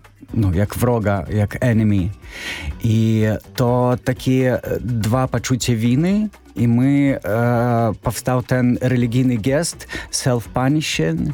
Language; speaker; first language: Polish; non-native, learner; Belarusian